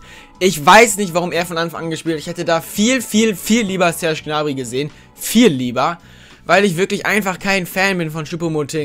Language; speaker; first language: German; native; German